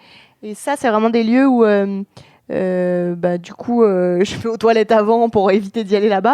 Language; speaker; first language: French; native; French